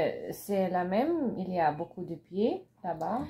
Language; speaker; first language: French; non-native, learner; Russian